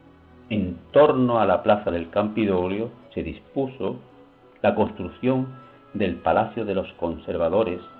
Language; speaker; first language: Spanish; native; Spanish